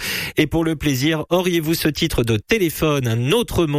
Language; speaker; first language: French; native; French